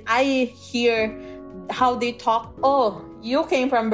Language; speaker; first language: English; non-native, local second language; Filipino